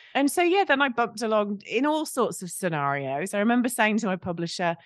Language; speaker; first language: English; native; English